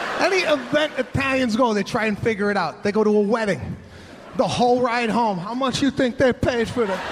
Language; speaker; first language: English; native; English